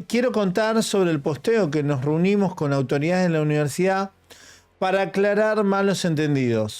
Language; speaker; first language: Spanish; native; Spanish